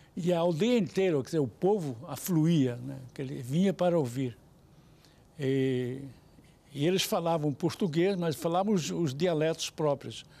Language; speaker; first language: Portuguese; native; Portuguese